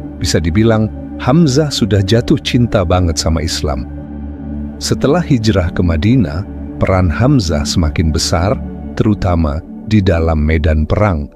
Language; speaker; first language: Indonesian; native; Indonesian